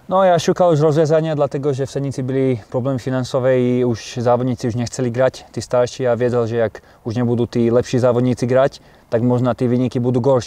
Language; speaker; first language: Polish; non-native, learner; Slovak